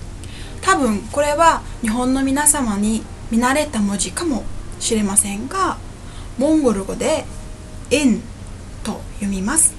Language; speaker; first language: Japanese; non-native, fluent; Mongolian